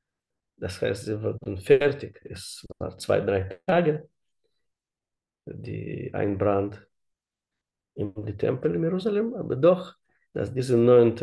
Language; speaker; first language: German; non-native, learner; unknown